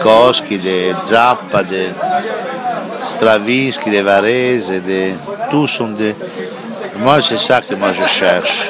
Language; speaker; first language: French; non-native, fluent; Italian